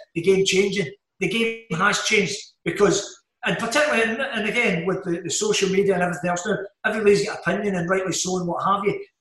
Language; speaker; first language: English; native; English